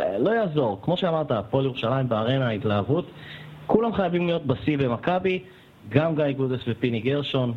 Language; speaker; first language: Hebrew; native; Hebrew